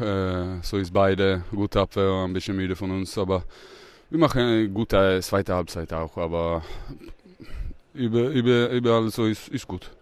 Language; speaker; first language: German; non-native, learner; Swedish